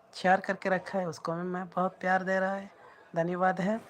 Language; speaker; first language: Hindi; non-native, learner; Bangla